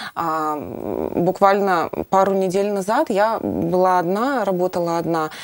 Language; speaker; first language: Russian; native; Russian